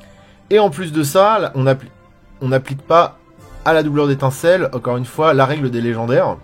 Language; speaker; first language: French; native; French